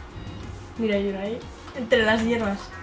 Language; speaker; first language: Spanish; native; Spanish